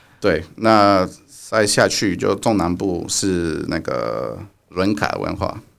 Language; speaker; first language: Chinese; non-native, fluent; Spanish